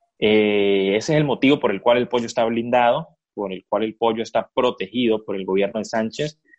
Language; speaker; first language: Spanish; native; Spanish